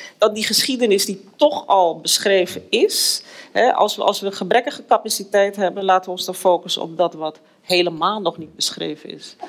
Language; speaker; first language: Dutch; native; Dutch